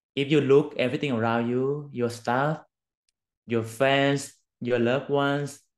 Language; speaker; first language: English; non-native, learner; Thai